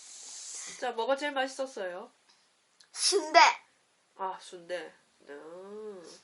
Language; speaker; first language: Korean; native; Korean